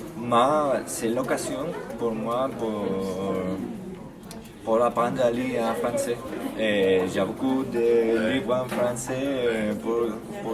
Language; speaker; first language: French; non-native, learner; Spanish